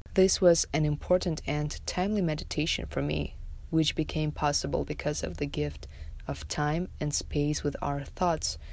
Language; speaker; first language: English; non-native, fluent; Tajik